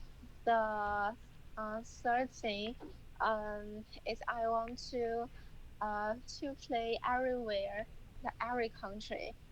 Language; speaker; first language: English; non-native, learner; Chinese